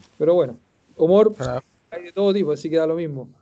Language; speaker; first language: Spanish; native; Spanish